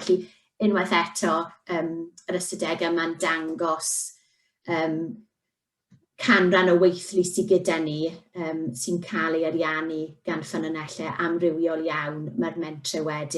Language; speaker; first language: Welsh; native; Welsh